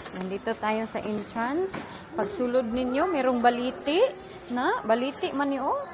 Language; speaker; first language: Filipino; non-native, local second language; Cebuano